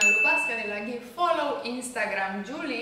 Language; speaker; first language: Indonesian; non-native, fluent; Romanian